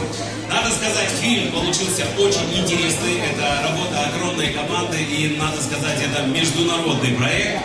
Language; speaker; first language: Russian; non-native, local second language; Kyrgyz